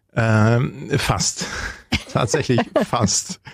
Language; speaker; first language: German; native; German